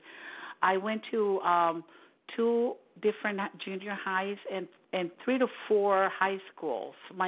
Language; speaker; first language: English; early bilingual, other home language; Spanish